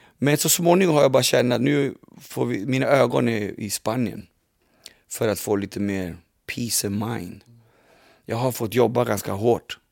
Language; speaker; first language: Swedish; early bilingual, other home language; Spanish